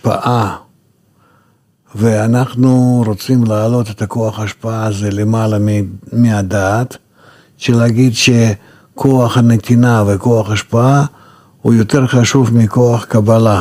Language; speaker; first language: Hebrew; non-native, fluent; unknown